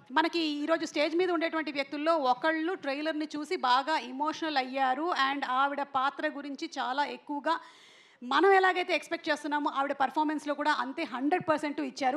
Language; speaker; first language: Telugu; native; Telugu